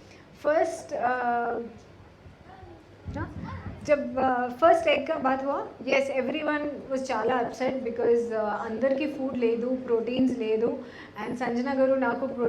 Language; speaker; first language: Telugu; non-native, learner; Hindi